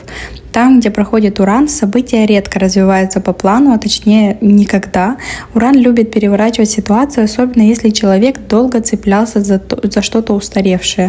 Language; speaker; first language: Russian; native; Russian